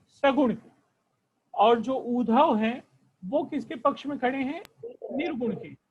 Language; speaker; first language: Hindi; non-native, local second language; Marathi